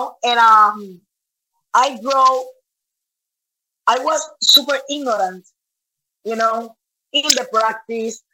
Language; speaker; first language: English; non-native, learner; Spanish